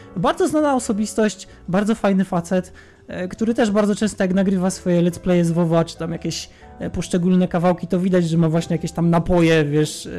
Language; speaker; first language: Polish; native; Polish